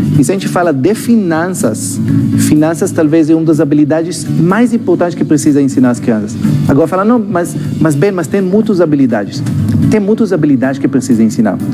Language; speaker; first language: Portuguese; non-native, fluent; Hebrew